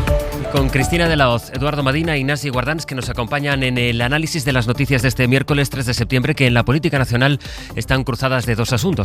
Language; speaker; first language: Spanish; native; Spanish